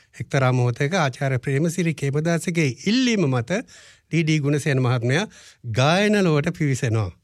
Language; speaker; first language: Sinhala; native; Sinhala